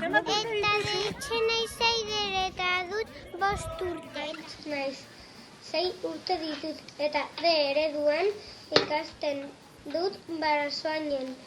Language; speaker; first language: Basque; non-native, local second language; Spanish